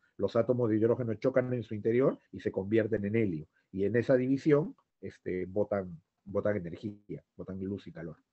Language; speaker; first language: Spanish; native; Spanish